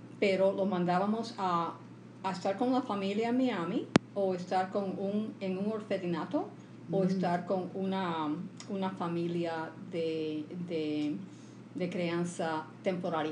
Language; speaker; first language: Spanish; early bilingual, heritage; Spanish